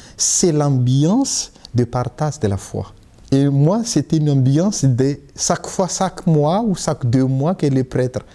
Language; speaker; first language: French; non-native, local second language; Malagasy